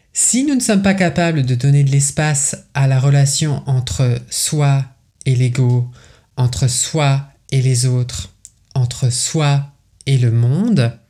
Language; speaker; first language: French; native; French